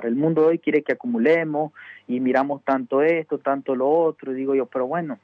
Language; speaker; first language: Spanish; native; Spanish